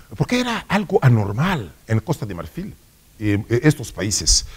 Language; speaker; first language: Spanish; non-native, fluent; Swahili